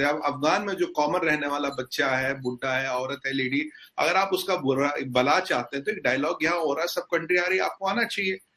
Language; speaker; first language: Hindi; native; Hindi